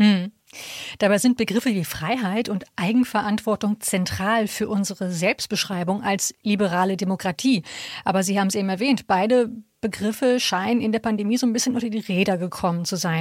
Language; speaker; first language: German; native; German